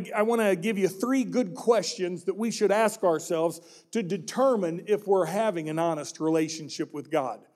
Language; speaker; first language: English; native; English